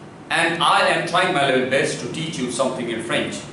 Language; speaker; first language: English; non-native, local second language; Hindi